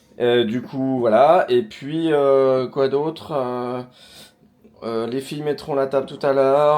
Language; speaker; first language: French; native; French